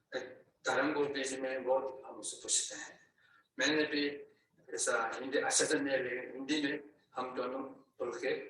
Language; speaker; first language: Hindi; non-native, learner; Tibetan